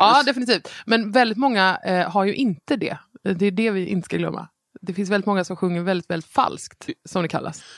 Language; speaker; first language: Swedish; native; Swedish